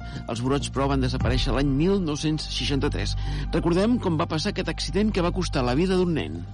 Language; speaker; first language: Catalan; native; Catalan